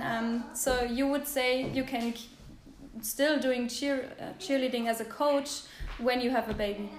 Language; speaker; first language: English; non-native, learner; German